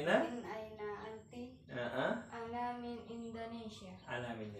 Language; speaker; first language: Arabic; non-native, learner; Indonesian